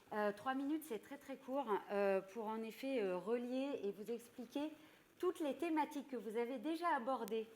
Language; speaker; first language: French; native; French